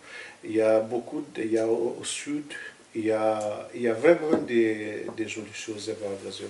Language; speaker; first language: French; non-native, fluent; Portuguese